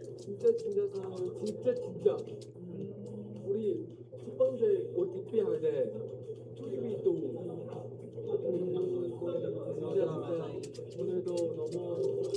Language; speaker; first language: Korean; non-native, fluent; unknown